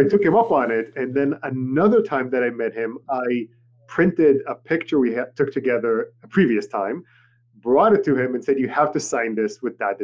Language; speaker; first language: English; non-native, fluent; Hebrew